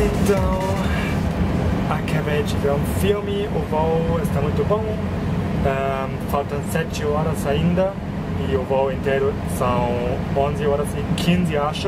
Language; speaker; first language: Portuguese; non-native, fluent; German